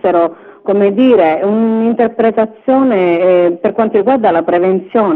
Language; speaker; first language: Italian; native; Italian